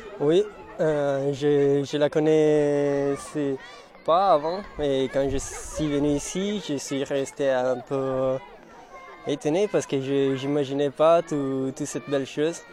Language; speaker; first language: French; non-native, fluent; Italian